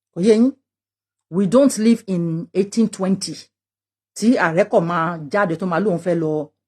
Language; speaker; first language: English; non-native, local second language; Yoruba